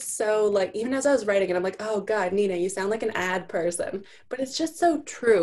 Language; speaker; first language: English; native; English